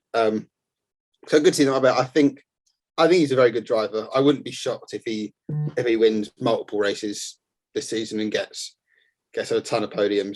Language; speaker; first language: English; native; English